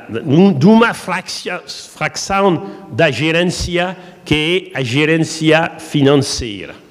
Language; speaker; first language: Portuguese; non-native, learner; French